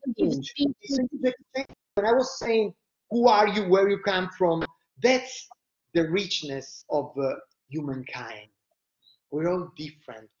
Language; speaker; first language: English; non-native, fluent; Italian